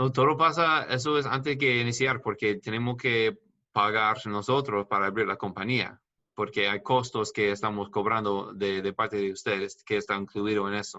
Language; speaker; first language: Spanish; non-native, learner; English